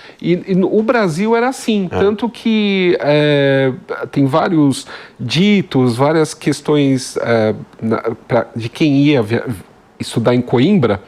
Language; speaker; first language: Portuguese; native; Portuguese